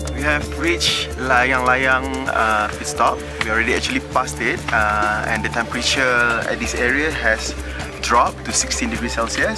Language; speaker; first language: English; non-native, local second language; Malay